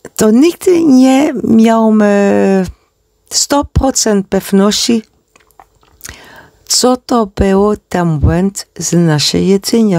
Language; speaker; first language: Polish; non-native, learner; Dutch